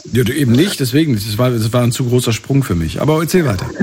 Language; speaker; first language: German; native; German